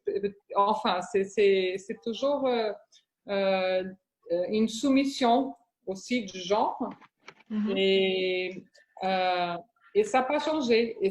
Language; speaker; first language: French; non-native, fluent; Portuguese